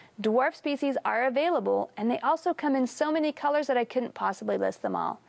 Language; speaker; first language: English; native; English